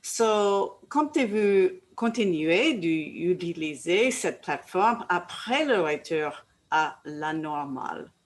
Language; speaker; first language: French; non-native, learner; English